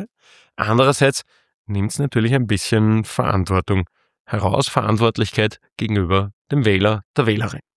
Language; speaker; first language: German; native; German